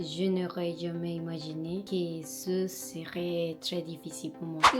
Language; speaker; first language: French; non-native, learner; Spanish